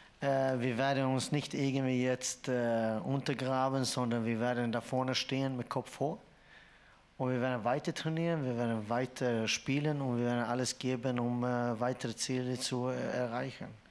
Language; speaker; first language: German; non-native, fluent; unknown